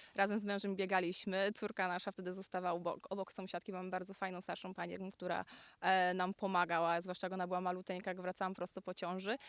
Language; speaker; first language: Polish; native; Polish